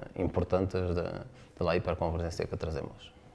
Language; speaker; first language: Spanish; non-native, learner; Portuguese